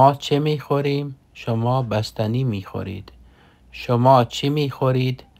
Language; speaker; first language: Persian; non-native, fluent; Urdu